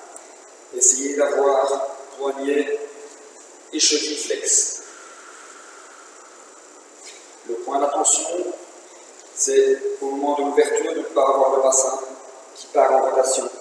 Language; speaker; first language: French; native; French